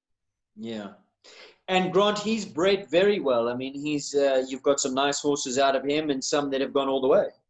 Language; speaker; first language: English; native; English